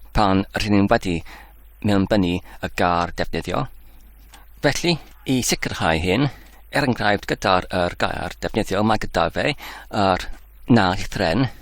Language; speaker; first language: Welsh; non-native, learner; Dutch